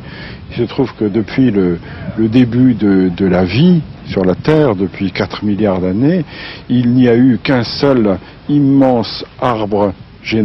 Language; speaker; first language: French; native; French